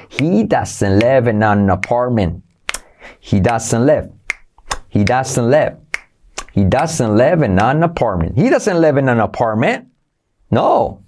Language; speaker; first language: English; non-native, fluent; Spanish